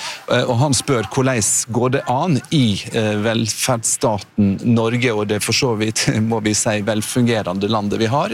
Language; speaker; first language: Norwegian; native; Norwegian